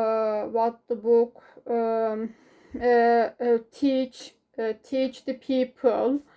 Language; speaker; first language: English; non-native, learner; Turkish